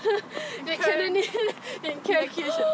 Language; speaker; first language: German; non-native, learner; French